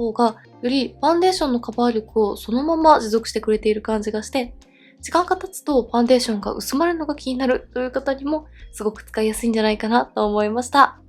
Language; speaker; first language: Japanese; native; Japanese